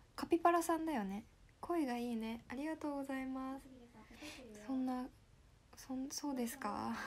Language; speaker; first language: Japanese; native; Japanese